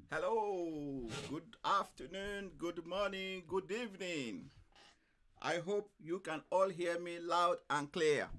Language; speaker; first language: English; non-native, fluent; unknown